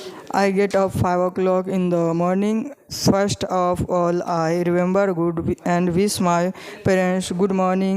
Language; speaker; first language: English; non-native, learner; Hindi